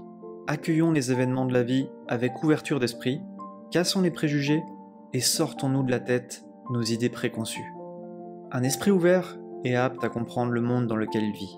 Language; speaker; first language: French; native; French